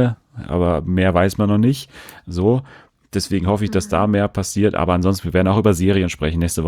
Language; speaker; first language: German; native; German